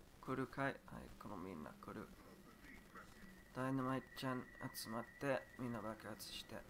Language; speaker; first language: Japanese; non-native, learner; English